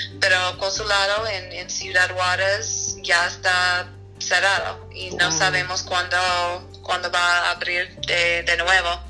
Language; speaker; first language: Spanish; non-native, fluent; English